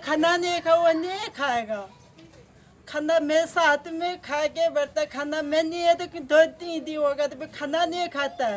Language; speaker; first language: Hindi; non-native, learner; Tibetan